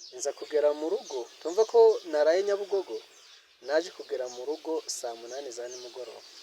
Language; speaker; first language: Kinyarwanda; early bilingual, heritage; Kinyarwanda